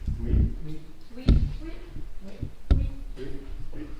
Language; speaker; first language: French; native; French